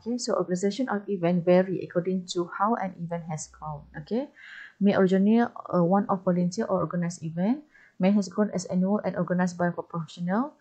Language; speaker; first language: English; non-native, local second language; Malay